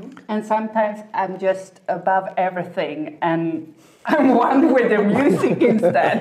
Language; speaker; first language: English; non-native, fluent; Swedish